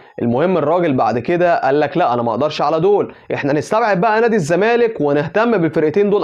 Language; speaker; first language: Arabic; native; Arabic